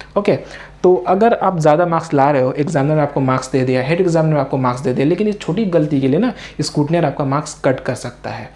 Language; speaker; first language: Hindi; non-native, local second language; Urdu